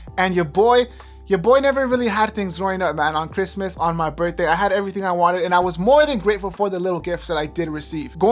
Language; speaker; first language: English; early bilingual, other home language; Spanish